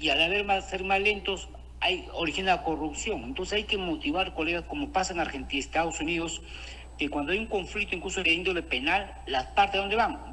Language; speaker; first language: Spanish; native; Spanish